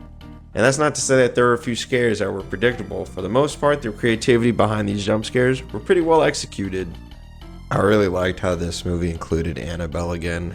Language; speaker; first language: English; native; English